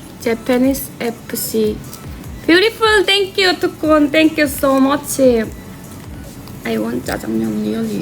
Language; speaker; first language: English; non-native, learner; Korean